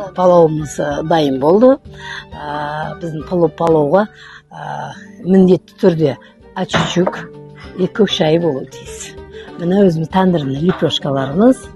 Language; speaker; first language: Kazakh; non-native, local second language; Uzbek